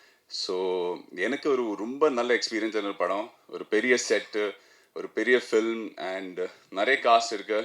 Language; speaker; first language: Tamil; non-native, fluent; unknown